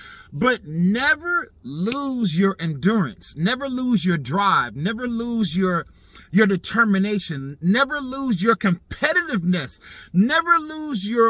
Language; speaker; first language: English; native; English